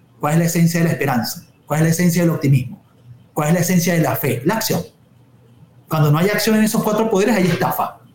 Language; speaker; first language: Spanish; native; Spanish